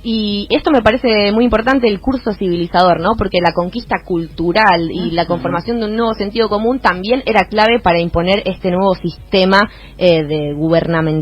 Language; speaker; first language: Spanish; native; Spanish